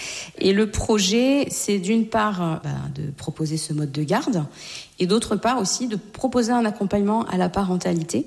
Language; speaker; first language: French; native; French